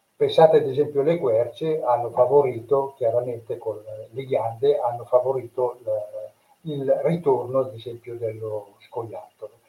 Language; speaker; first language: Italian; native; Italian